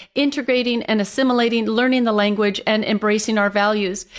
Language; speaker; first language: English; native; English